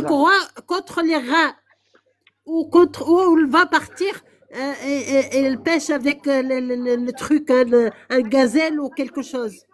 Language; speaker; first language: French; non-native, local second language; Arabic